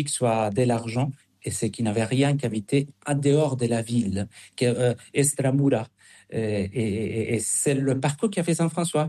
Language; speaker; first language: French; non-native, fluent; Spanish